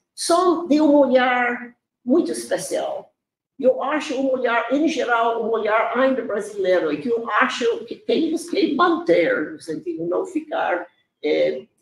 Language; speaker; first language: Portuguese; non-native, fluent; English